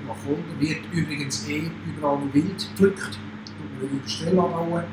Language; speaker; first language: German; native; German